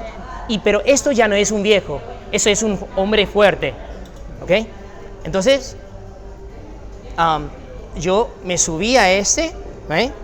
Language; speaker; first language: Spanish; non-native, fluent; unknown